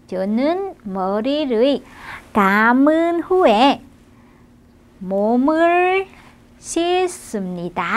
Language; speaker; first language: Korean; non-native, fluent; Vietnamese